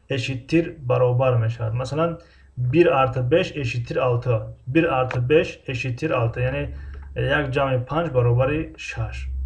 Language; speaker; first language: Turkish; non-native, fluent; Tajik